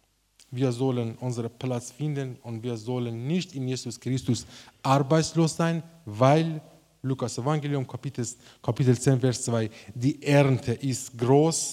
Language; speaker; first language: German; non-native, learner; Persian